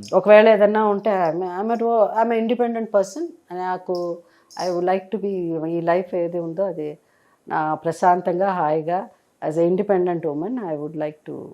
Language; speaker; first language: Telugu; native; Telugu